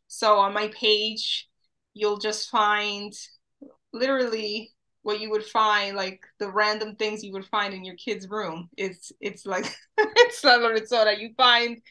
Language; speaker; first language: English; early bilingual, other home language; Spanish